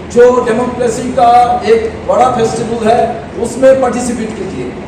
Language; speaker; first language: Hindi; non-native, local second language; Bangla